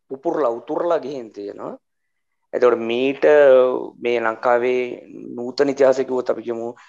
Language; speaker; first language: Sinhala; native; Sinhala